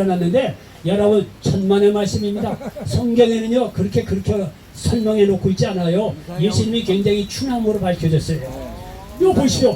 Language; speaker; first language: Korean; native; Korean